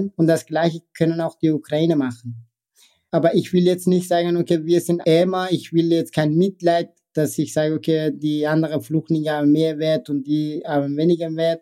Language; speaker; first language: German; non-native, fluent; Persian